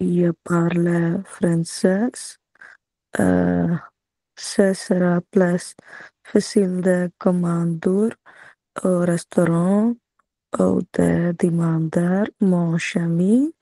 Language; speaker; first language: French; non-native, learner; Punjabi